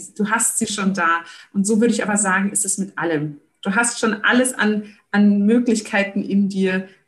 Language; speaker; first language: German; early bilingual, other home language; Turkish